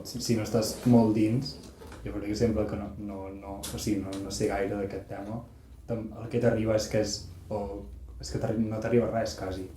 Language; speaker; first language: Catalan; native; Catalan